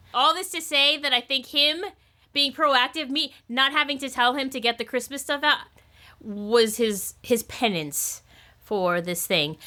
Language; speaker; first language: English; native; English